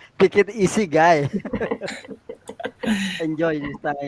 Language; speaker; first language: English; non-native, learner; Indonesian